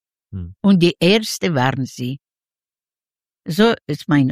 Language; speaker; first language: German; non-native, fluent; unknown